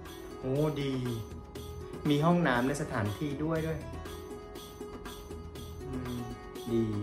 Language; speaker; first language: Thai; non-native, fluent; Vietnamese